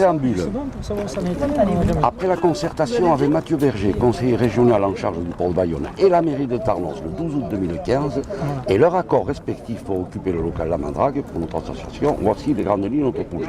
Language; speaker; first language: French; native; French